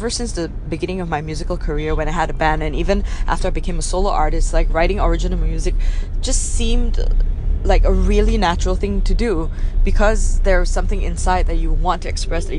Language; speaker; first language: English; non-native, local second language; Min Nan Chinese